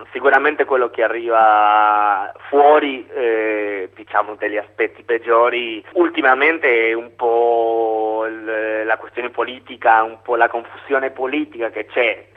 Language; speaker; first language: Italian; non-native, fluent; Spanish